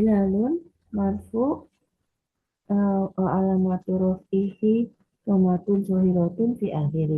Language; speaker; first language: Arabic; non-native, learner; Indonesian